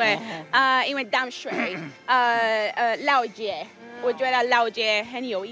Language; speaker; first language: Chinese; non-native, learner; Spanish